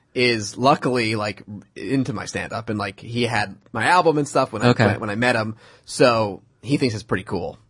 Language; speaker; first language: English; native; English